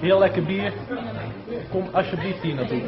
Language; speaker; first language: Dutch; native; Dutch